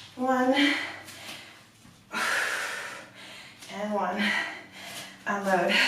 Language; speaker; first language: English; native; English